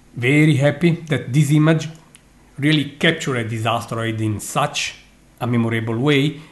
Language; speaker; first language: English; non-native, fluent; Italian